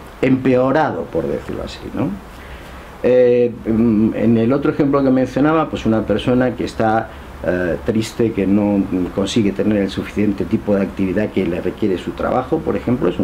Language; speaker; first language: Spanish; native; Spanish